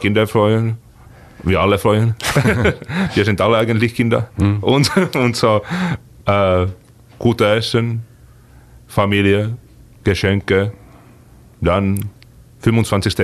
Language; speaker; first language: German; non-native, fluent; Finnish